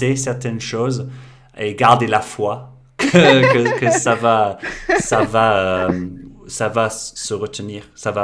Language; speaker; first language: French; non-native, fluent; English